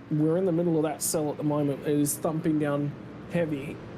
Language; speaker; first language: English; native; English